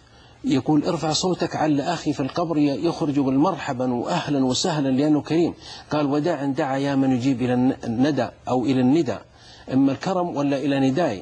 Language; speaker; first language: Arabic; native; Arabic